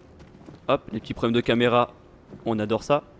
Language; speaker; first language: French; native; French